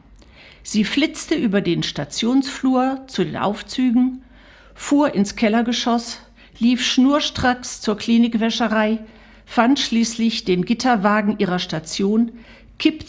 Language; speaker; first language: German; native; German